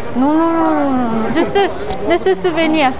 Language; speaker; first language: French; non-native, learner; Japanese